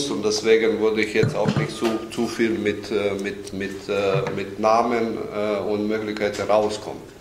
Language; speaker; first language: German; non-native, fluent; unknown